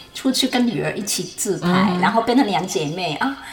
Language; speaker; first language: Chinese; non-native, fluent; Cantonese